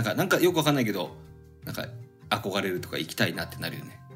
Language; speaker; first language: Japanese; native; Japanese